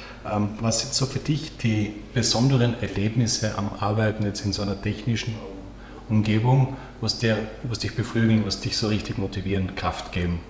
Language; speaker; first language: German; native; German